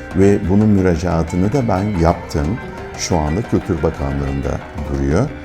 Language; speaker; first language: Turkish; non-native, local second language; Arabic